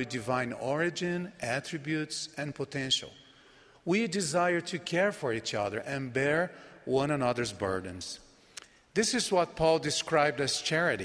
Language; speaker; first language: English; non-native, fluent; Portuguese